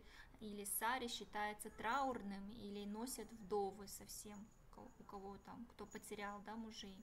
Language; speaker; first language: Russian; native; Russian